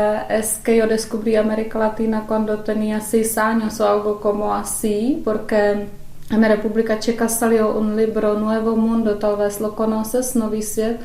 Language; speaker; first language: Spanish; non-native, fluent; Czech